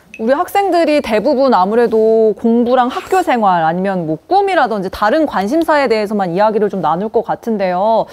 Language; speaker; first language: Korean; native; Korean